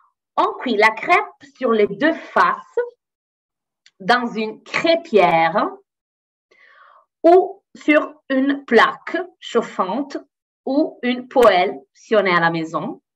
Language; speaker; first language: French; non-native, fluent; Italian